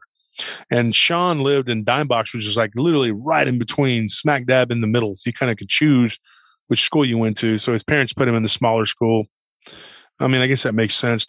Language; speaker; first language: English; native; English